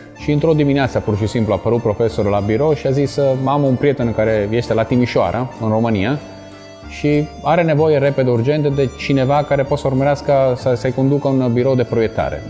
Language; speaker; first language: Romanian; non-native, fluent; Italian